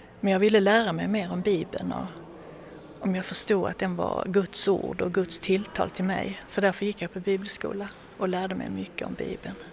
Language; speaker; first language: Swedish; native; Swedish